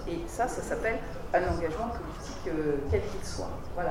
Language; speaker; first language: French; native; French